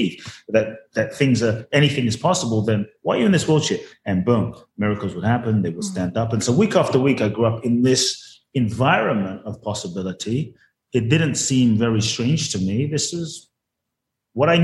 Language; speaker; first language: English; native; English